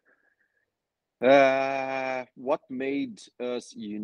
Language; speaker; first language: English; non-native, fluent; Portuguese